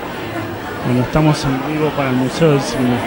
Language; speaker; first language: Spanish; native; Spanish